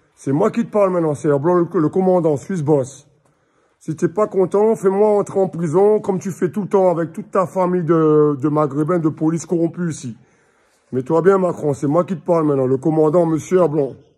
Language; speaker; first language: French; native; French